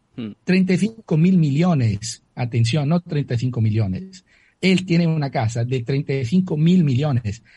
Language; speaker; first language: Spanish; non-native, fluent; Italian